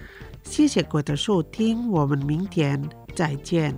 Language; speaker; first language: Chinese; early bilingual, heritage; Chinese